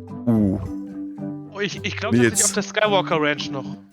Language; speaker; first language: German; native; German